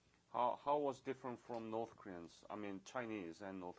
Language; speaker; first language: English; non-native, fluent; Korean